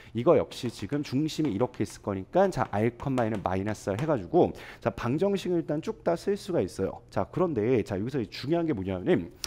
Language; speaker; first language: Korean; native; Korean